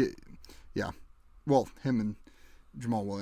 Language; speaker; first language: English; native; English